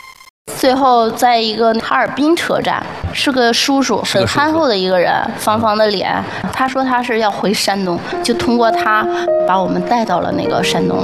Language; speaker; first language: Chinese; native; Chinese